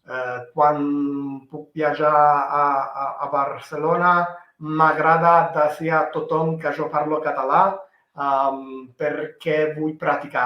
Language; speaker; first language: Catalan; non-native, fluent; Italian